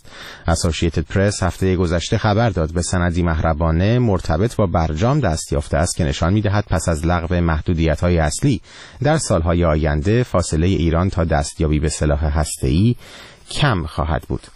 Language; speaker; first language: Persian; native; Persian